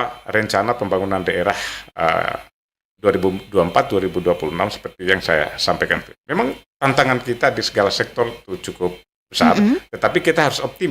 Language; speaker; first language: Indonesian; native; Indonesian